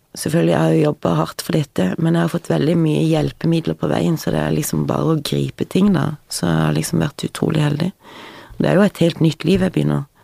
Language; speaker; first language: Norwegian; native; Norwegian